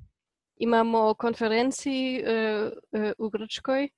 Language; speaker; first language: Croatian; non-native, learner; Polish